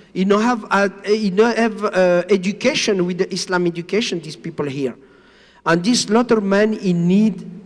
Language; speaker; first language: English; non-native, learner; Spanish